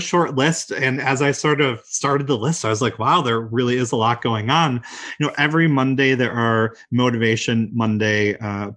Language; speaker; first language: English; native; English